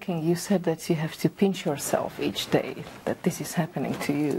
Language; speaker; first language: English; non-native, fluent; Slovak